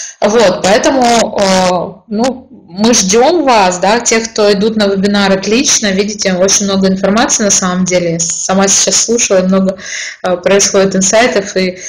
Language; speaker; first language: Russian; native; Russian